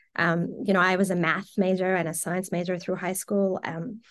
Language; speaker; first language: English; early bilingual, other home language; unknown